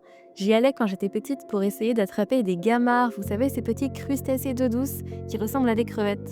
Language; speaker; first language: French; native; French